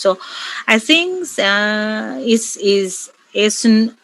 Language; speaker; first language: English; non-native, learner; Indonesian